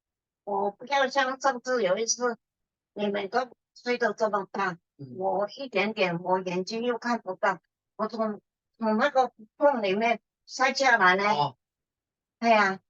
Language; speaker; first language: Chinese; early bilingual, heritage; Chinese